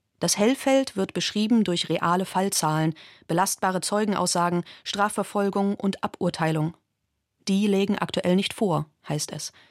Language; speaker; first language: German; native; German